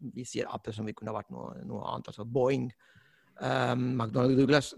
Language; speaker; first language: Norwegian; non-native, fluent; Spanish